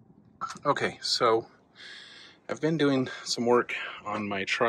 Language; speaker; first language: English; native; English